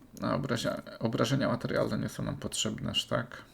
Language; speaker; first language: Polish; native; Polish